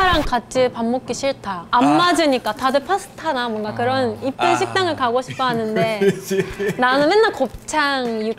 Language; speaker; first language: Korean; non-native, fluent; Japanese